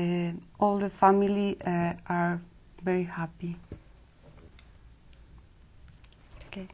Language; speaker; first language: English; non-native, learner; Spanish